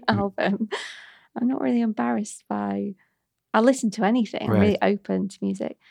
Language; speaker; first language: English; native; English